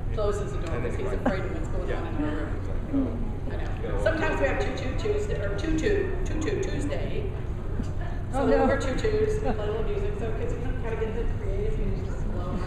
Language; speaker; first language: English; native; English